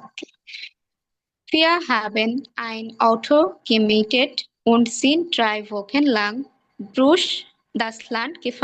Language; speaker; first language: German; non-native, learner; Bangla